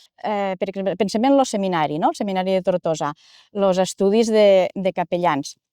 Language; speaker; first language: Catalan; native; Catalan